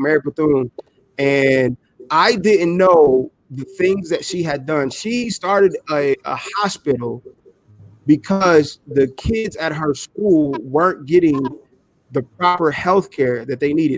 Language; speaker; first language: English; native; English